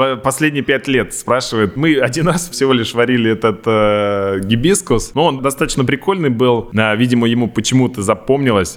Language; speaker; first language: Russian; native; Russian